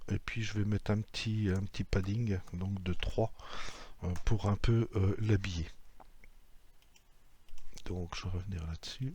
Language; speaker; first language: French; native; French